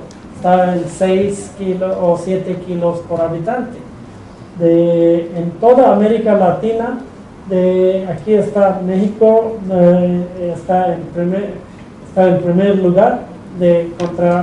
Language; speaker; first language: Spanish; non-native, fluent; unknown